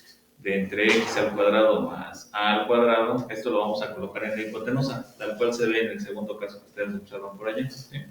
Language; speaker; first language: Spanish; native; Spanish